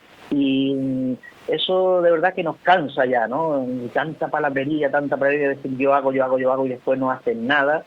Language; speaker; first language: Spanish; native; Spanish